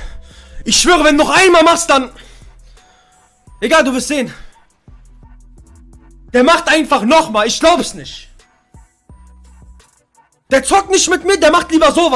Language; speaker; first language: German; native; German